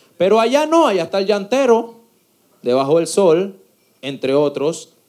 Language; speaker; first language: Spanish; native; Spanish